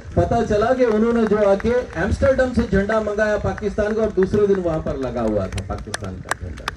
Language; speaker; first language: Urdu; non-native, local second language; Sindhi